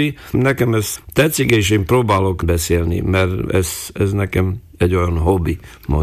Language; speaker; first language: Hungarian; non-native, local second language; Slovak